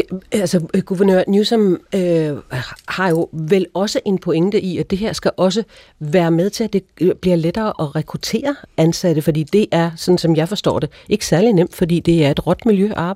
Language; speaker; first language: Danish; native; Danish